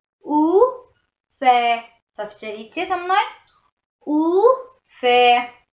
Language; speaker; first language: Russian; non-native, learner; Indonesian